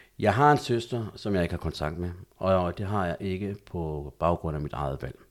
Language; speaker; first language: Danish; native; Danish